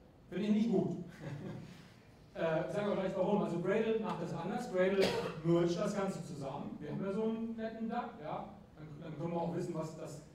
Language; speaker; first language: German; native; German